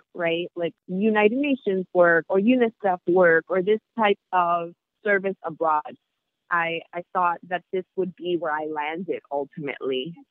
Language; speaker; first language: English; native; English